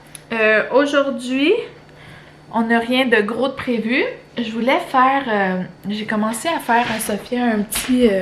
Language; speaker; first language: French; native; French